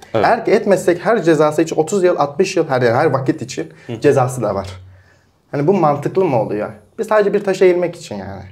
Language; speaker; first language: Turkish; early bilingual, heritage; Turkish